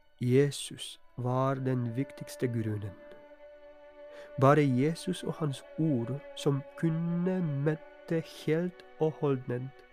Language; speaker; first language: Norwegian; non-native, fluent; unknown